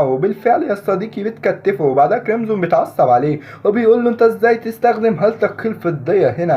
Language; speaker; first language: Arabic; native; Arabic